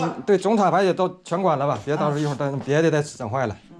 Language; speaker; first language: Chinese; native; Chinese